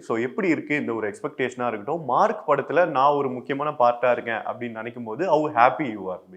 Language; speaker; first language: Tamil; native; Tamil